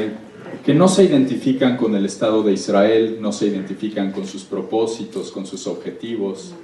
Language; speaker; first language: Spanish; native; Spanish